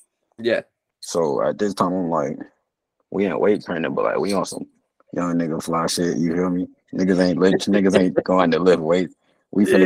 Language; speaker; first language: English; native; English